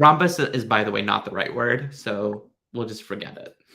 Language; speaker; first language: English; native; English